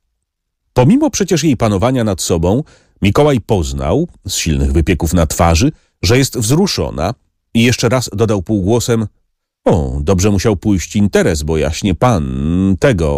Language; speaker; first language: Polish; native; Polish